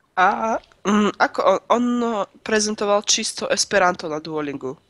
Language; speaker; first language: Slovak; native; Slovak